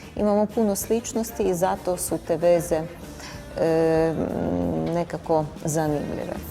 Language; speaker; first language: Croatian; non-native, fluent; Ukrainian